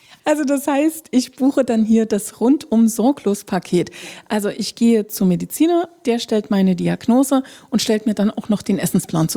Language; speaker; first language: German; native; German